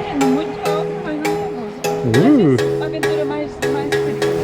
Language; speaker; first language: Portuguese; non-native, learner; English